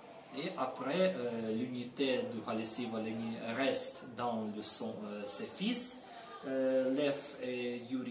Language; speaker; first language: French; non-native, learner; Ukrainian